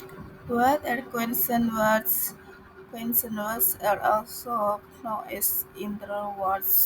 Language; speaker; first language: English; non-native, learner; Indonesian